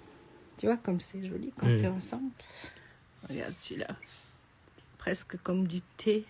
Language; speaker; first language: French; native; French